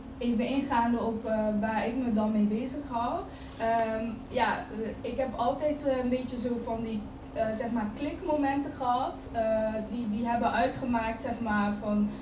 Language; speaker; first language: Dutch; early bilingual, other home language; Kinyarwanda